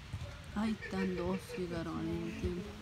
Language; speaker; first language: Spanish; early bilingual, heritage; Spanish